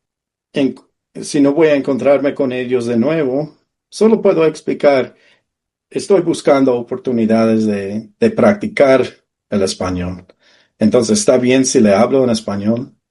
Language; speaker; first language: Spanish; non-native, fluent; English